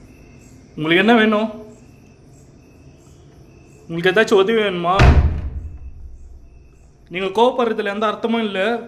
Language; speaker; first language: Tamil; native; Tamil